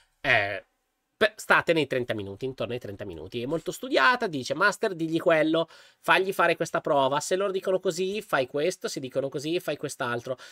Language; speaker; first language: Italian; native; Italian